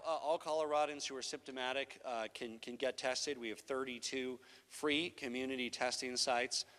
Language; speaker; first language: English; native; English